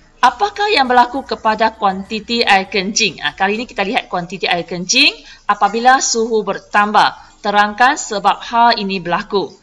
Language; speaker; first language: Malay; non-native, local second language; Chinese